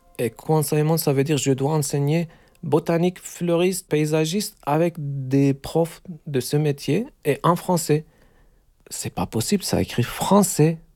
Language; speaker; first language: French; non-native, learner; Turkish